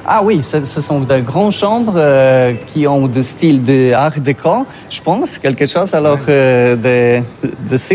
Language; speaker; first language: French; non-native, learner; Polish